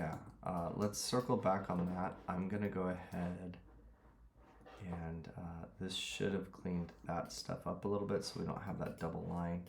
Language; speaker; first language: English; native; English